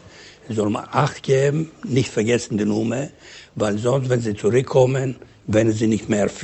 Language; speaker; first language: German; non-native, learner; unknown